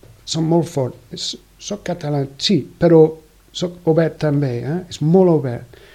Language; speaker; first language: Catalan; non-native, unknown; English